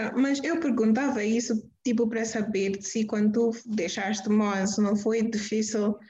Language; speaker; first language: English; non-native, fluent; Portuguese